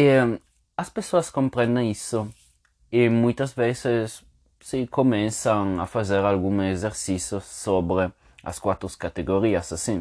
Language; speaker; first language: Portuguese; non-native, fluent; Spanish